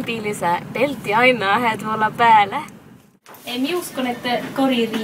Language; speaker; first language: Finnish; non-native, learner; Swedish